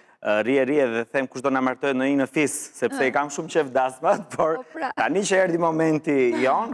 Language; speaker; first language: Albanian; native; Albanian